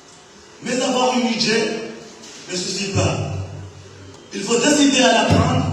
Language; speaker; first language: French; non-native, local second language; Comorian